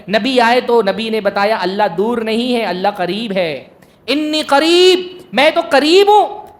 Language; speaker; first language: Urdu; native; Urdu